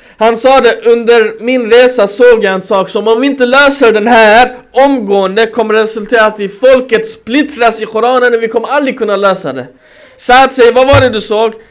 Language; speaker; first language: Swedish; early bilingual, other home language; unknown